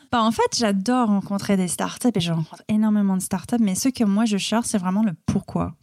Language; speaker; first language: French; non-native, fluent; English